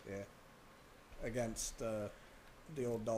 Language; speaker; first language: English; native; English